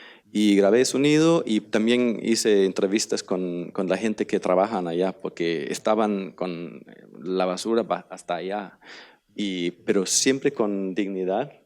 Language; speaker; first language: Spanish; non-native, learner; Danish